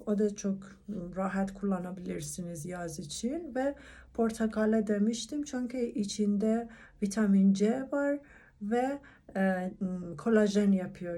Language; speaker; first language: Turkish; non-native, learner; Persian